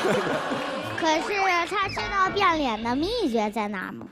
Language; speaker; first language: Chinese; native; Chinese